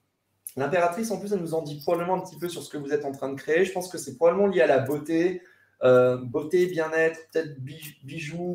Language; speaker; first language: French; native; French